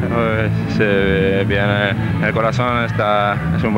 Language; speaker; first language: French; non-native, learner; Spanish